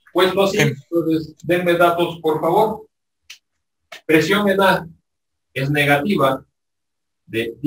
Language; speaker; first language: Spanish; native; Spanish